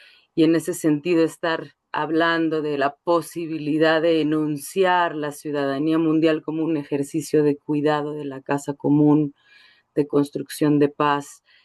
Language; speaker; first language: Spanish; native; Spanish